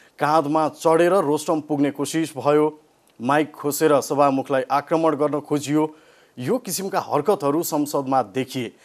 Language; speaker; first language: Nepali; native; Nepali